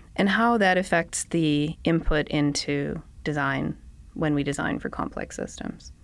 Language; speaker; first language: English; non-native, fluent; Danish